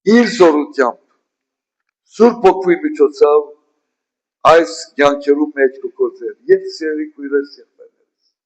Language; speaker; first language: Armenian; native; Armenian